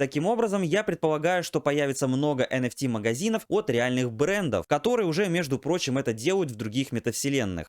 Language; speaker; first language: Russian; native; Russian